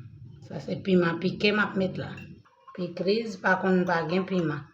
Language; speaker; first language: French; non-native, learner; Haitian Creole